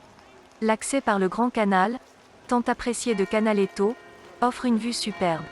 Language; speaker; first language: French; native; French